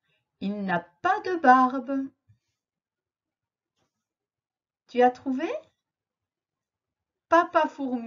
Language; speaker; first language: French; native; French